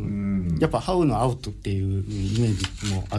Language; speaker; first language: Japanese; native; Japanese